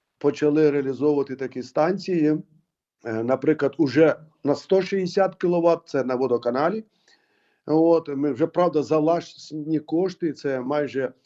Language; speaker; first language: Ukrainian; native; Ukrainian